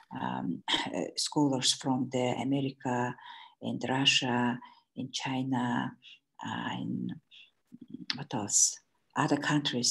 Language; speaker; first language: English; non-native, learner; Mongolian